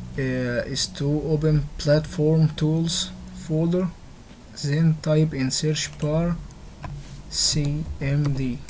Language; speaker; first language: English; non-native, learner; Arabic